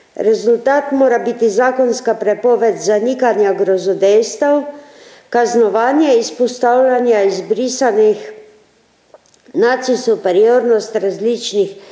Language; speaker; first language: Slovenian; native; Slovenian